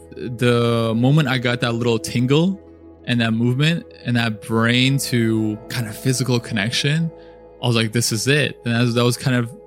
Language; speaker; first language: English; early bilingual, other home language; Russian